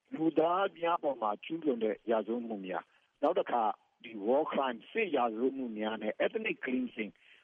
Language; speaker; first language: Burmese; native; Burmese